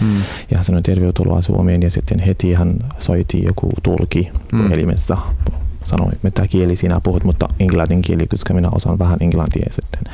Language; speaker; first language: Finnish; non-native, learner; Arabic